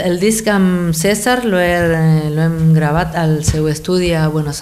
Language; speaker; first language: Catalan; non-native, fluent; Spanish